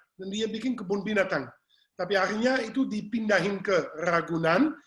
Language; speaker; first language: Indonesian; non-native, fluent; English